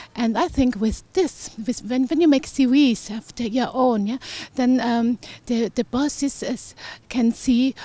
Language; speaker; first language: English; non-native, fluent; German